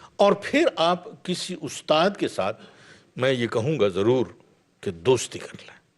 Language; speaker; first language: Urdu; non-native, local second language; Punjabi